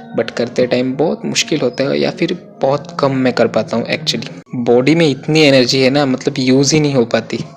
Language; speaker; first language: Hindi; non-native, local second language; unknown